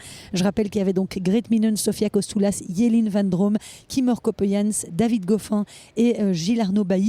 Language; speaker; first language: French; native; French